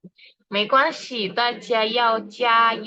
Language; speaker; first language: Chinese; non-native, fluent; Indonesian